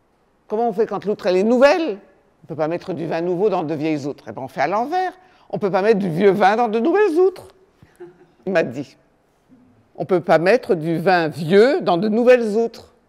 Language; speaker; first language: French; native; French